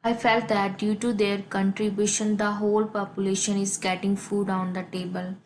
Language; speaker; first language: English; non-native, local second language; Punjabi